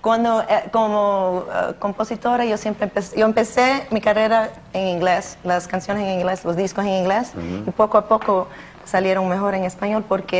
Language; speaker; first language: Spanish; early bilingual, heritage; Spanish